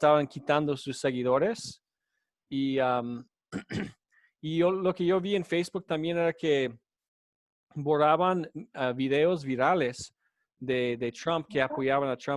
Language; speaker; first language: Spanish; non-native, fluent; English